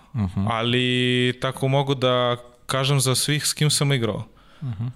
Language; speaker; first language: Serbian; non-native, learner; Russian